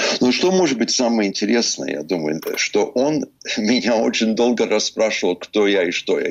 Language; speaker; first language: Russian; early bilingual, heritage; Russian